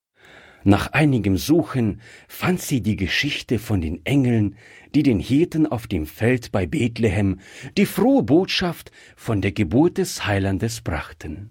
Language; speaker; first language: German; native; German